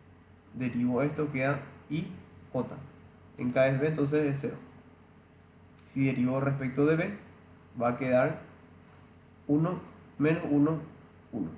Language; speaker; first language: Spanish; native; Spanish